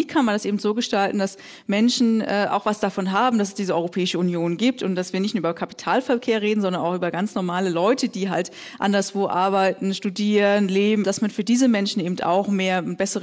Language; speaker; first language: German; native; German